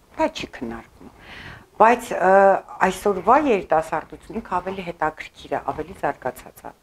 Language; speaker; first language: Armenian; early bilingual, heritage; Armenian